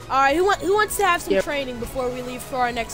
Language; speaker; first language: English; native; English